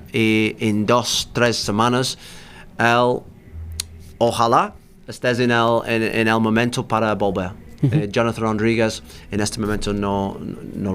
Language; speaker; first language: Spanish; non-native, learner; English